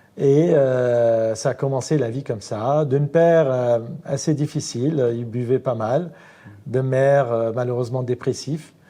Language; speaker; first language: French; non-native, fluent; Armenian